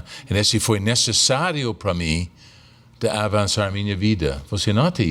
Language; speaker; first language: Portuguese; non-native, fluent; English